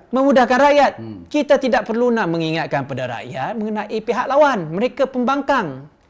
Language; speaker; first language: Malay; non-native, local second language; Chinese